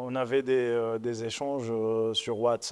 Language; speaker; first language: French; non-native, local second language; Arabic